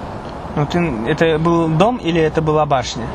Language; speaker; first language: Russian; non-native, local second language; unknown